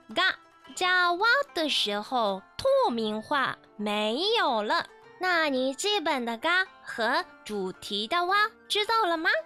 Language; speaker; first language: Chinese; non-native, learner; Japanese